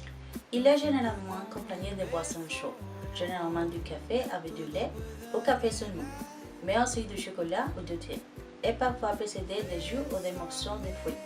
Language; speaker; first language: French; non-native, learner; Spanish